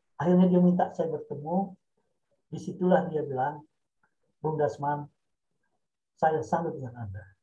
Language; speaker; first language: Indonesian; non-native, local second language; Minangkabau